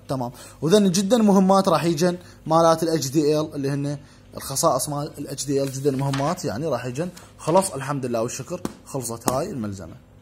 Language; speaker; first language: Arabic; native; Arabic